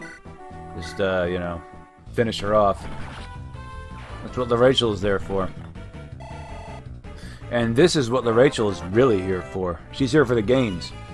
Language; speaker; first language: English; native; English